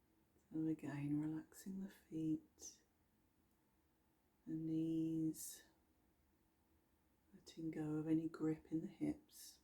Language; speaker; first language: English; native; English